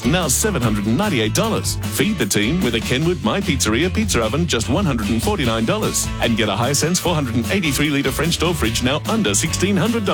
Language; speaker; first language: English; native; English